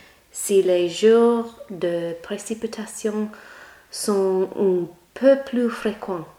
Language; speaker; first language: French; non-native, learner; English